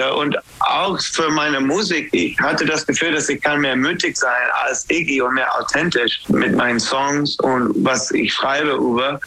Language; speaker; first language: German; non-native, fluent; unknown